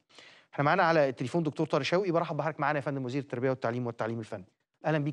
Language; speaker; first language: Arabic; native; Arabic